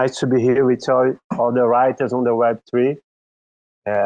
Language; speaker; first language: English; non-native, fluent; Portuguese